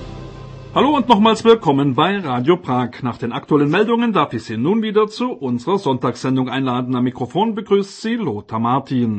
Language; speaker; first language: German; native; German